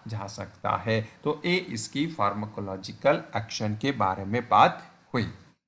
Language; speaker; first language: Hindi; non-native, local second language; Gujarati